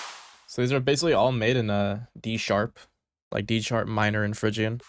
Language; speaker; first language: English; native; English